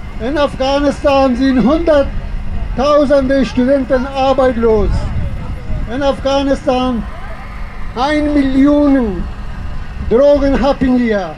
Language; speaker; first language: German; non-native, fluent; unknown